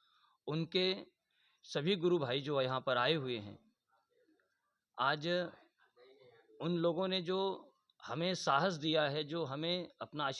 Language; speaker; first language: Hindi; native; Hindi